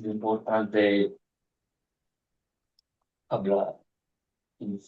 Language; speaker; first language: Spanish; non-native, learner; English